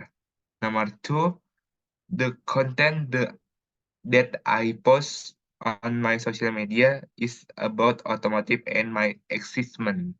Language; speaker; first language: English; non-native, learner; Indonesian